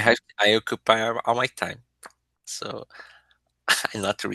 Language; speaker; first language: English; non-native, learner; Portuguese